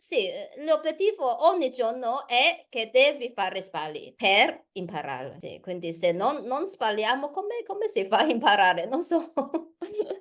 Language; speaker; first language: Italian; non-native, learner; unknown